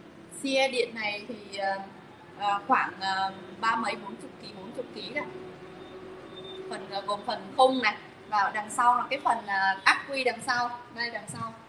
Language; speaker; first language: Vietnamese; native; Vietnamese